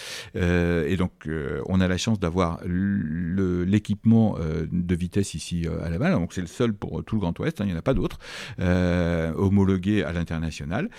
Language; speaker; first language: French; native; French